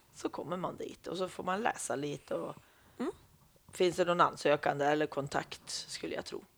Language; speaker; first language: Swedish; native; Swedish